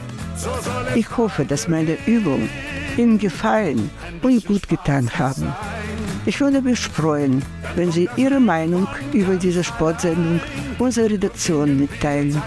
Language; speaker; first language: German; non-native, fluent; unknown